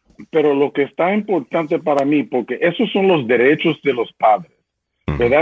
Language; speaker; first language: Spanish; early bilingual, heritage; Spanish